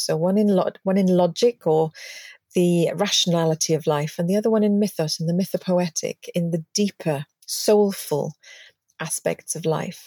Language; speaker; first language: English; native; English